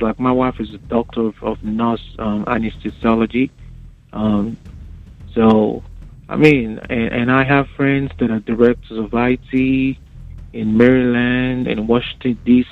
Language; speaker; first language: English; non-native, local second language; Yoruba